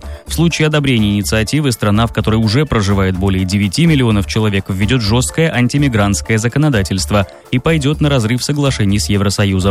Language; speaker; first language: Russian; native; Russian